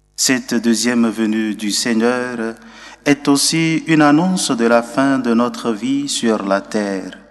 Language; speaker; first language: French; non-native, local second language; Ewe